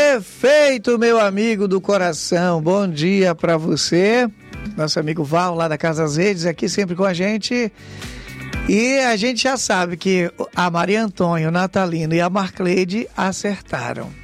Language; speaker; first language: Portuguese; native; Portuguese